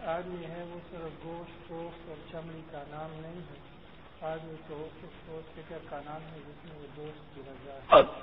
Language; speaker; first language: Urdu; non-native, local second language; Pashto